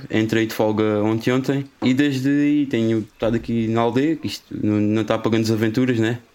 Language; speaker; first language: Portuguese; native; Portuguese